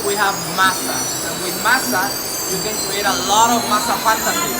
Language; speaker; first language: English; non-native, fluent; Spanish